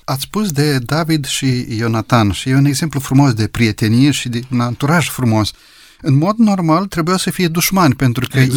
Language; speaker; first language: Romanian; native; Romanian